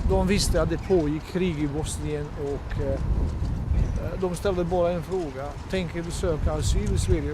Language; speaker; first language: Swedish; non-native, fluent; Bosnian